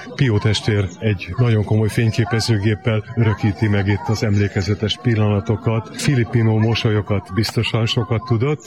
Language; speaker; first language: Hungarian; native; Hungarian